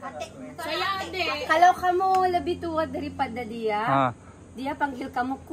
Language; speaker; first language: Indonesian; non-native, learner; Cebuano